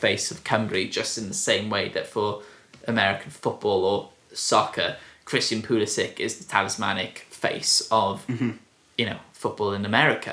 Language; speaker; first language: English; native; English